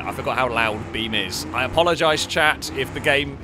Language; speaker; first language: English; native; English